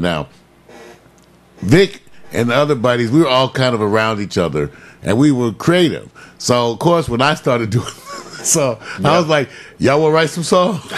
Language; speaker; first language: English; native; English